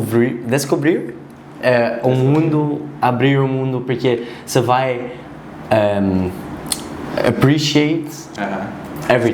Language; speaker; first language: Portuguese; non-native, learner; Dutch